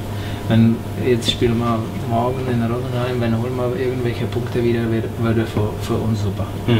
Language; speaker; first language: German; non-native, fluent; Czech